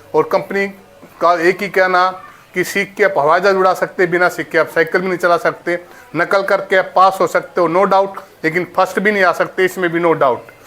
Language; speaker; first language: Hindi; native; Hindi